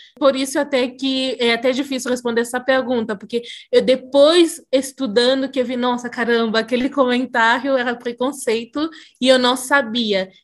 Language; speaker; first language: Portuguese; early bilingual, other home language; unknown